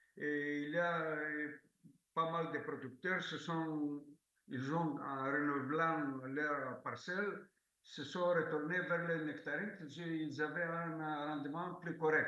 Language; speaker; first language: French; non-native, fluent; Greek